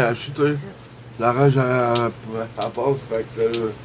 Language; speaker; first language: French; native; French